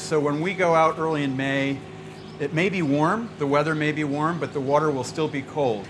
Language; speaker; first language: English; native; English